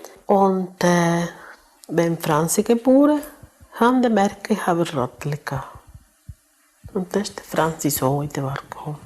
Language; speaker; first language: German; non-native, learner; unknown